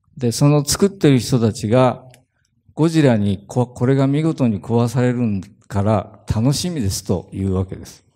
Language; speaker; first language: Japanese; native; Japanese